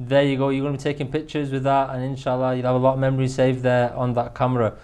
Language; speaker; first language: English; native; English